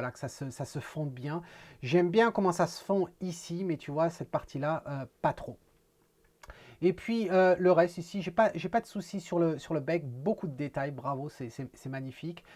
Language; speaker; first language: French; native; French